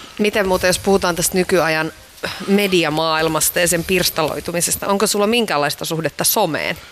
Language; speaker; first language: Finnish; native; Finnish